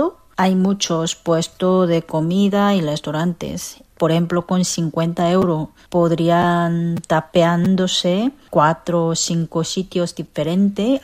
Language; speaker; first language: Spanish; non-native, fluent; Korean